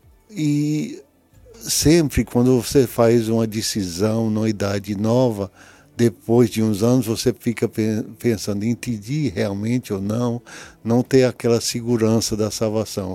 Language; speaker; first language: Portuguese; early bilingual, other home language; English